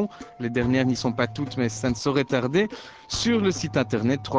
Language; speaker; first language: French; native; French